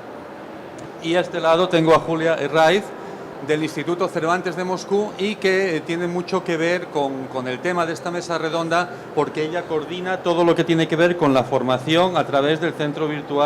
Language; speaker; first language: Spanish; native; Spanish